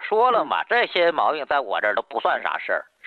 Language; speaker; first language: Chinese; native; Chinese